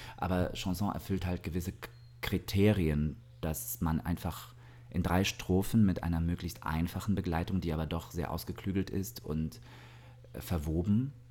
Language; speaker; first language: German; early bilingual, other home language; Russian